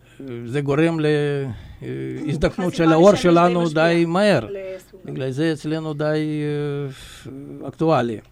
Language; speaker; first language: Hebrew; non-native, fluent; Russian